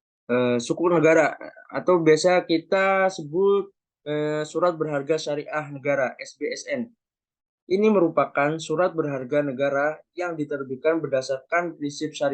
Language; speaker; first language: Indonesian; native; Indonesian